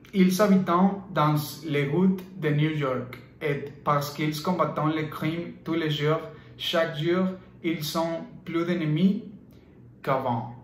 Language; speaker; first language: French; non-native, learner; Spanish